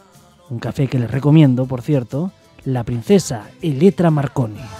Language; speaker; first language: Spanish; native; Spanish